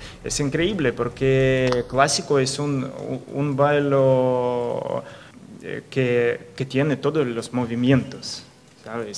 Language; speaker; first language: Spanish; non-native, fluent; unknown